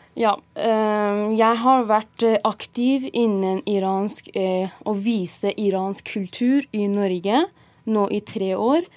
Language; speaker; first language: Norwegian; non-native, fluent; Persian